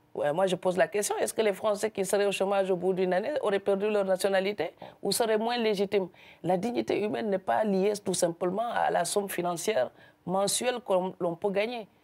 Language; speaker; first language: French; non-native, local second language; Serer